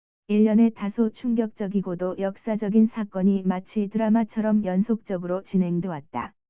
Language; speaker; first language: Korean; native; Korean